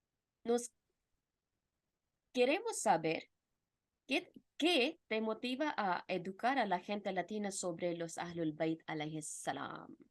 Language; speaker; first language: Spanish; non-native, fluent; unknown